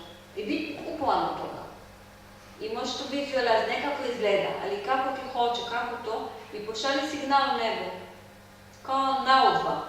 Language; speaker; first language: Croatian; non-native, learner; Hebrew